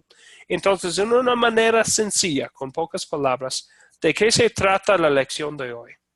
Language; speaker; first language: Spanish; non-native, fluent; English